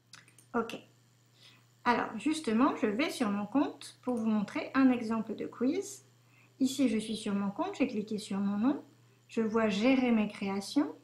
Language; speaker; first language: French; native; French